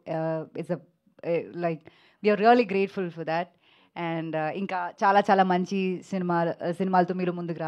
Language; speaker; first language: Telugu; non-native, fluent; Malayalam